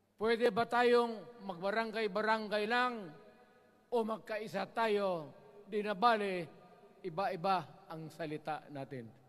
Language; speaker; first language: Filipino; non-native, local second language; Cebuano